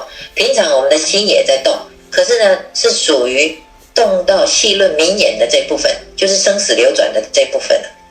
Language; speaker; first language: Chinese; native; Chinese